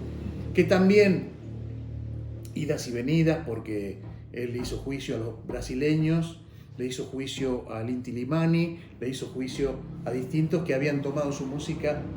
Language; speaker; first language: Spanish; native; Spanish